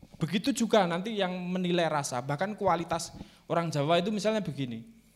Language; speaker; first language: Indonesian; non-native, local second language; Javanese